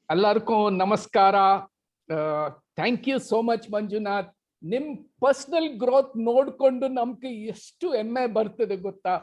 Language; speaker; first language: Kannada; non-native, local second language; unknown